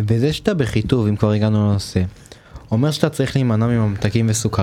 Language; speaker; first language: Hebrew; native; Hebrew